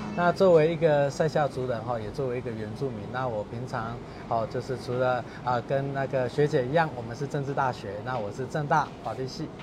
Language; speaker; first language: Chinese; native; Chinese